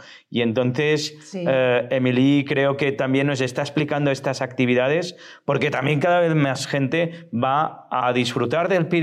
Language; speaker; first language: Spanish; native; Spanish